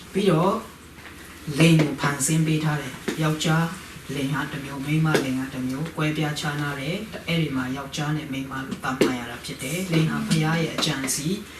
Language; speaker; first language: Burmese; non-native, local second language; Hakha Chin